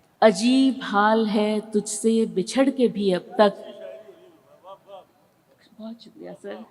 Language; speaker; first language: Hindi; native; Hindi